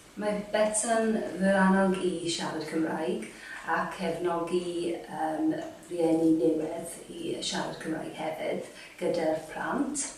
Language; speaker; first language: Welsh; non-native, local second language; English